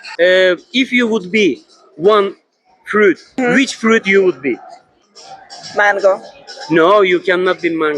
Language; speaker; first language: English; non-native, learner; Turkish